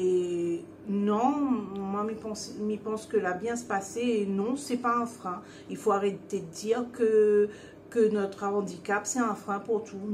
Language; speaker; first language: French; non-native, local second language; Réunion Creole French